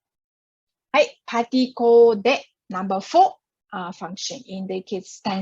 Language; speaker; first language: Japanese; non-native, fluent; Chinese